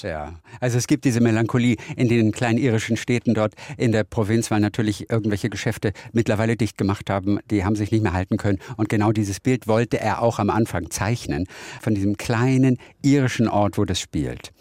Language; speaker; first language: German; native; German